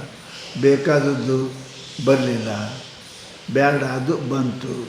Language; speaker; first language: Kannada; native; Kannada